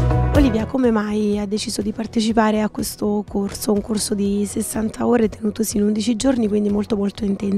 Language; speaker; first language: Italian; native; Italian